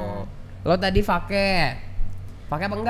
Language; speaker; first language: Indonesian; native; Indonesian